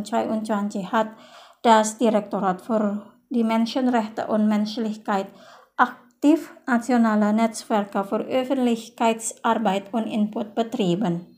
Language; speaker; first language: German; non-native, fluent; Indonesian